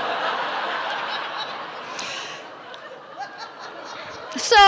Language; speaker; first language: English; non-native, fluent; German